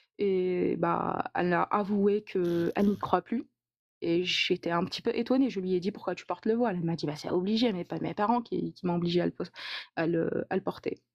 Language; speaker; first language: French; non-native, local second language; Arabic